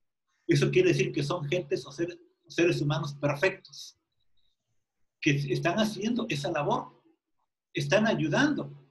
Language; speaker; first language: Spanish; native; Spanish